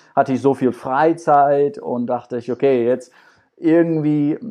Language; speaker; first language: German; non-native, fluent; English